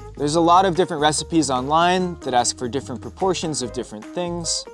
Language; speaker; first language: English; native; English